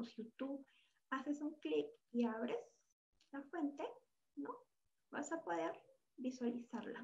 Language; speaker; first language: Spanish; native; Spanish